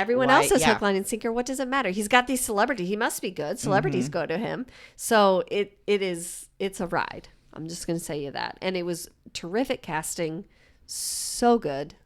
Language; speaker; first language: English; native; English